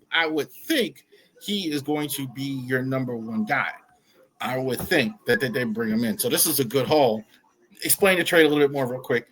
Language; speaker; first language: English; native; English